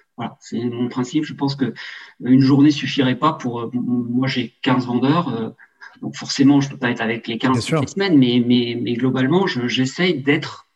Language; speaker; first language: French; native; French